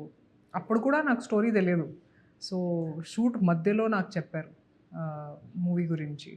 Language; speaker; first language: Telugu; non-native, fluent; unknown